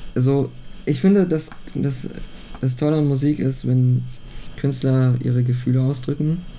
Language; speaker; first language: German; native; German